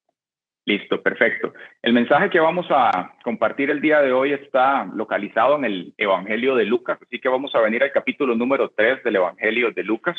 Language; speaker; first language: Spanish; native; Spanish